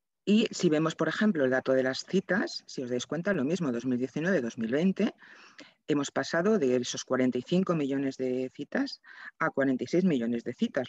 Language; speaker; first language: Spanish; native; Spanish